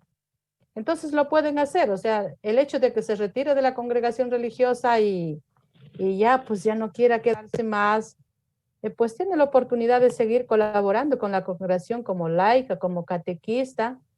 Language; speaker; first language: Spanish; native; Spanish